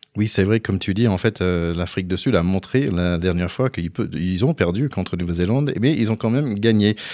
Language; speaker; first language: French; non-native, fluent; English